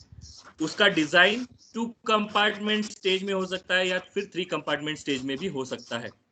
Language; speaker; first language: Hindi; non-native, local second language; Marathi